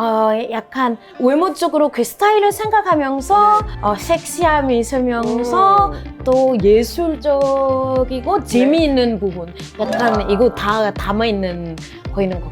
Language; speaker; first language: Korean; non-native, fluent; French